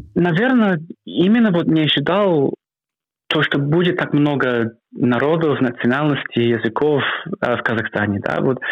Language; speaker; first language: Russian; non-native, fluent; English